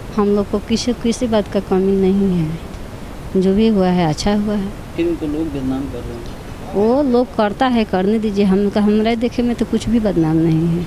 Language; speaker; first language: Hindi; native; Hindi